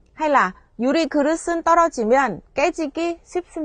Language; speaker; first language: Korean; non-native, fluent; Vietnamese